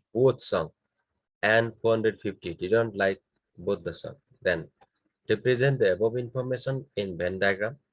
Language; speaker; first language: English; non-native, local second language; Nepali